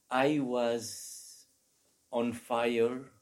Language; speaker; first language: English; non-native, fluent; Arabic